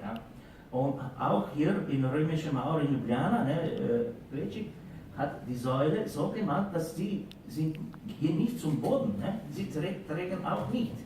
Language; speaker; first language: German; non-native, fluent; Slovenian